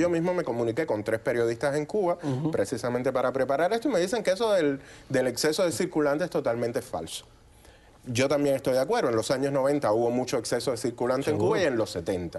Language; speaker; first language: Spanish; native; Spanish